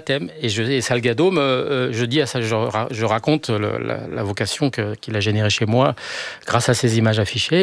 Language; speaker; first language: French; native; French